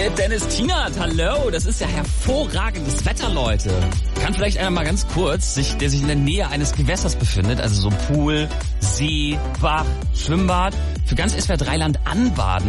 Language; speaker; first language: German; native; German